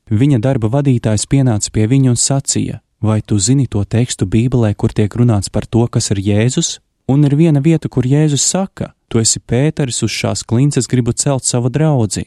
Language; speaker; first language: Latvian; native; Latvian